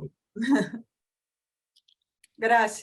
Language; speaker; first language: Spanish; non-native, learner; Portuguese